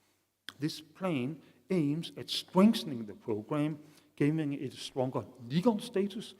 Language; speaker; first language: English; non-native, fluent; Danish